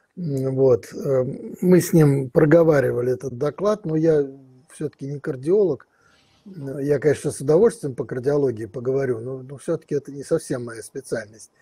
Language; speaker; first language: Russian; native; Russian